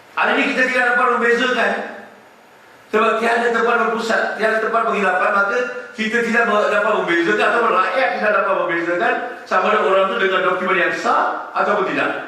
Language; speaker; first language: Malay; non-native, local second language; Tamil